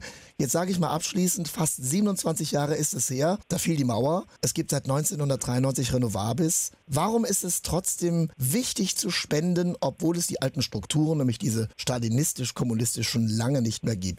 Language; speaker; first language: German; native; German